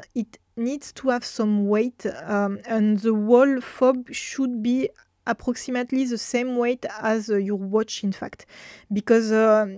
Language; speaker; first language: English; non-native, fluent; French